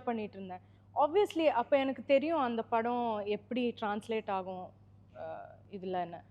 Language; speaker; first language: Tamil; non-native, fluent; Malayalam